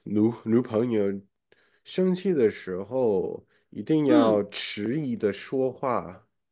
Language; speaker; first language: Chinese; non-native, fluent; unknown